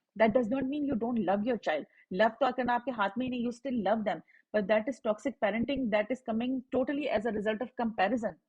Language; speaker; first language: Hindi; native; Hindi